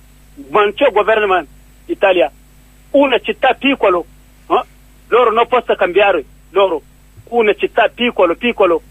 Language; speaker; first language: Italian; non-native, learner; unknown